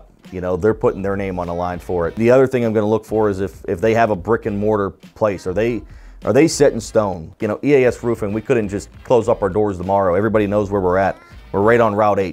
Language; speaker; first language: English; native; English